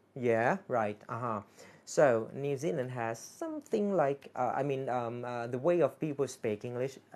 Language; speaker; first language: English; non-native, fluent; Thai